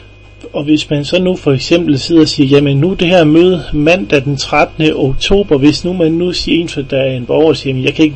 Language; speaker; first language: Danish; native; Danish